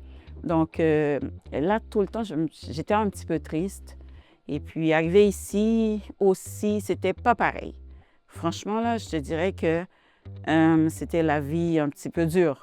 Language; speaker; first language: French; non-native, local second language; Haitian Creole